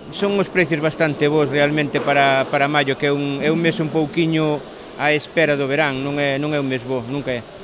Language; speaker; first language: Galician; native; Galician